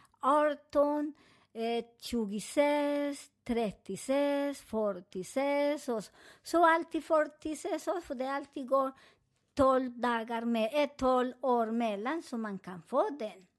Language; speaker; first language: Swedish; non-native, learner; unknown